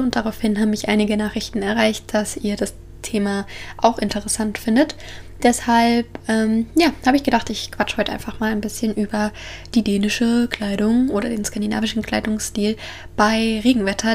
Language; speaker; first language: German; native; German